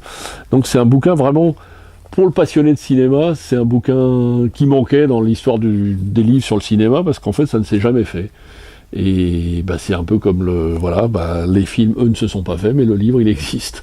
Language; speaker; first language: French; native; French